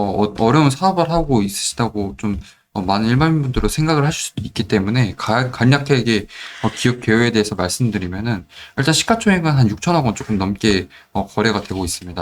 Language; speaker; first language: Korean; native; Korean